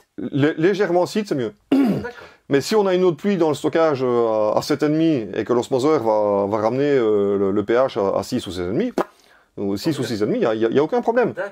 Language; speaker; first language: French; native; French